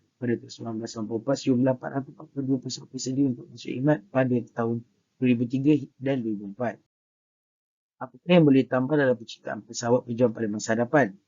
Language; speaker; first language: Malay; native; Malay